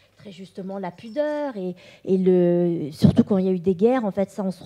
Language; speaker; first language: French; non-native, local second language; Vietnamese